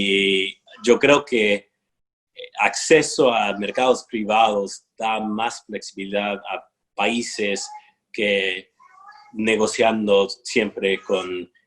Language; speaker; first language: Spanish; non-native, fluent; English